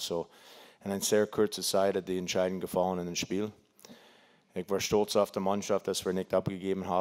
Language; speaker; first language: German; non-native, learner; English